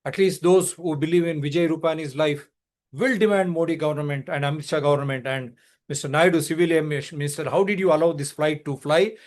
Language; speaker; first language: English; non-native, local second language; Telugu